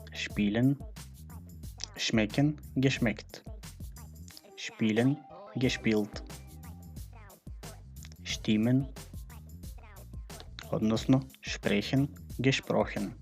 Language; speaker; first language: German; non-native, fluent; Macedonian